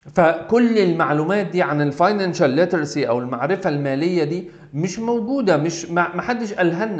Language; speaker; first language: Arabic; native; Arabic